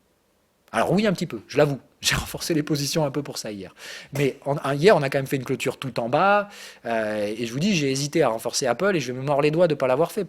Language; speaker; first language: French; native; French